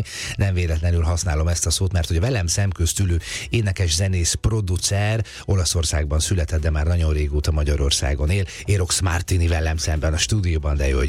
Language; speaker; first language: Hungarian; native; Hungarian